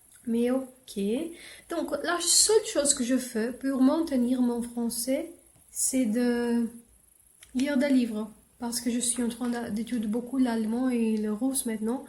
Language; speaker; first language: French; non-native, learner; English